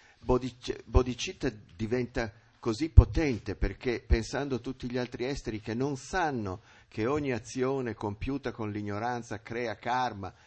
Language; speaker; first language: Italian; native; Italian